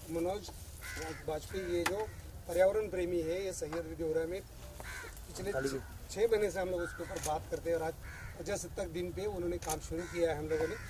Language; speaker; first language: Hindi; non-native, local second language; Marathi